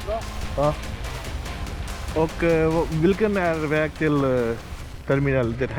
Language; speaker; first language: Swedish; non-native, learner; Urdu